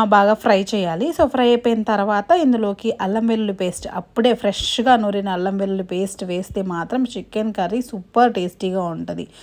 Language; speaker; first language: Telugu; non-native, local second language; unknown